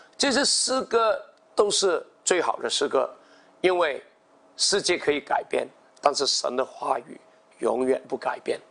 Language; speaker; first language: Chinese; non-native, local second language; Cantonese